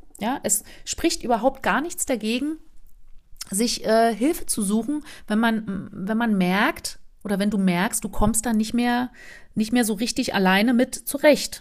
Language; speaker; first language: German; native; German